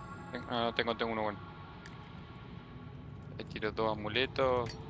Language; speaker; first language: Spanish; native; Spanish